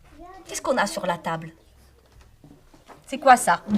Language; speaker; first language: French; native; French